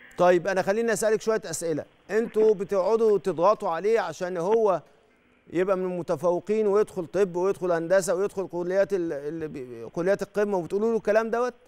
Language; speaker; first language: Arabic; native; Arabic